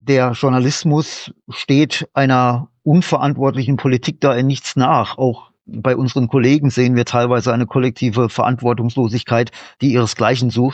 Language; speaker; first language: German; native; German